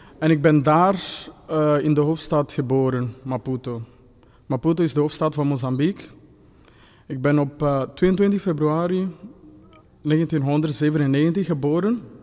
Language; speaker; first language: Dutch; non-native, fluent; Kinyarwanda